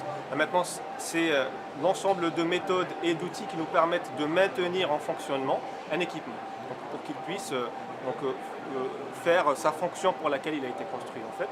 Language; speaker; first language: French; native; French